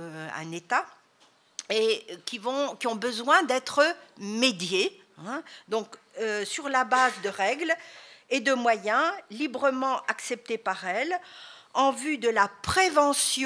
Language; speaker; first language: French; native; French